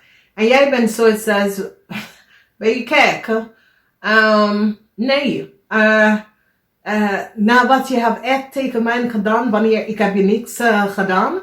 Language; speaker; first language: Dutch; non-native, learner; English